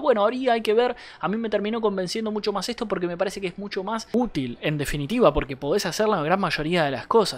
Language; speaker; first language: Spanish; native; Spanish